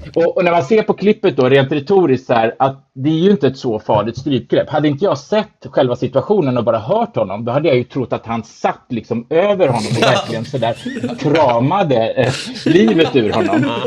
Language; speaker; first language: Swedish; early bilingual, other home language; German